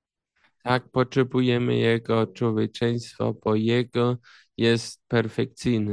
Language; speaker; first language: Polish; early bilingual, heritage; Polish